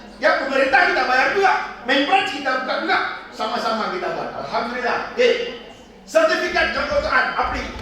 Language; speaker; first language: Malay; native; Malay